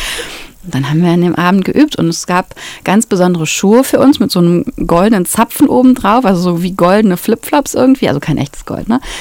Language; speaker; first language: German; native; German